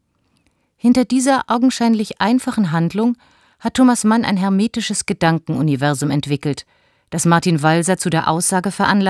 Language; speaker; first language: German; native; German